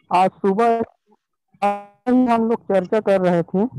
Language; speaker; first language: Hindi; native; Hindi